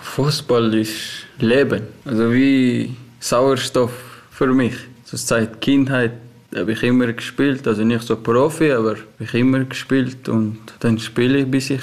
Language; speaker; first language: German; non-native, learner; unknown